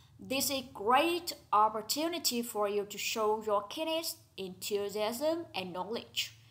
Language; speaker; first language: English; non-native, fluent; Vietnamese